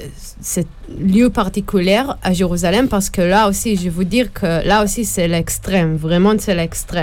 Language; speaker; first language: French; non-native, learner; Hebrew